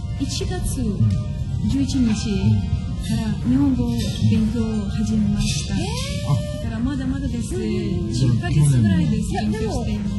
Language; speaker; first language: Japanese; non-native, learner; Ukrainian